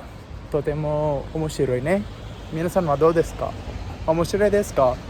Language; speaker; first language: Japanese; non-native, learner; Sinhala